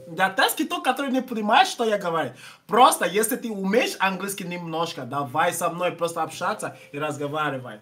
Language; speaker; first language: Russian; non-native, learner; English